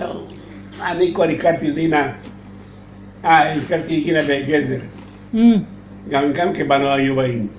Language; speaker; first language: Hebrew; non-native, learner; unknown